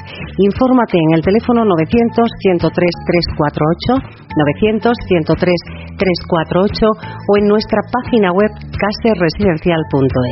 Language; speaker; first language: Spanish; native; Spanish